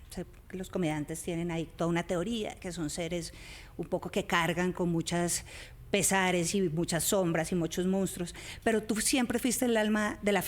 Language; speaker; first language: Spanish; native; Spanish